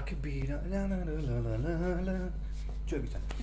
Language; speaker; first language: Turkish; non-native, learner; Spanish